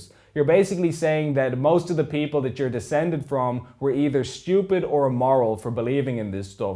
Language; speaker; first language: English; native; English